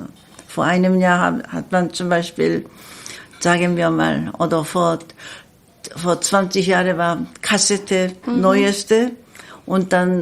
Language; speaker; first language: German; non-native, learner; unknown